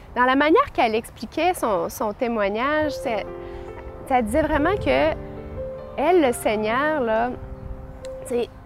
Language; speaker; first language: French; native; French